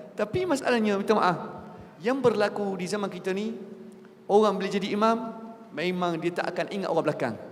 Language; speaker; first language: Malay; non-native, fluent; Arabic